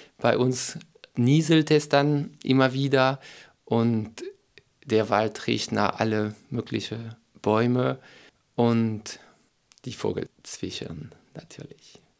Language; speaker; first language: German; non-native, fluent; French